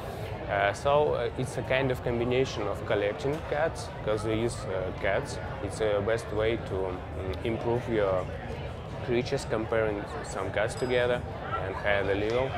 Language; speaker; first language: English; non-native, fluent; Russian